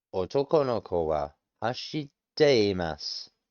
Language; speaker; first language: Japanese; non-native, learner; English